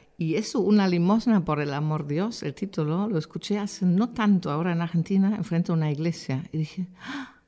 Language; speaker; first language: Spanish; non-native, fluent; German